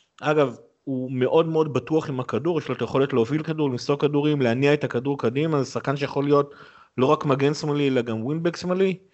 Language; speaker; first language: Hebrew; native; Hebrew